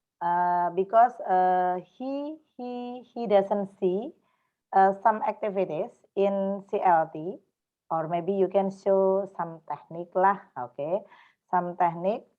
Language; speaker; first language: English; non-native, fluent; Indonesian